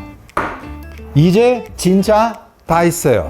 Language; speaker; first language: Korean; non-native, fluent; Italian